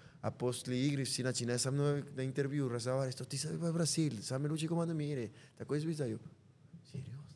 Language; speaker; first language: Russian; non-native, learner; Spanish